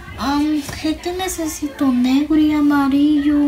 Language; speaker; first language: Spanish; early bilingual, heritage; Spanish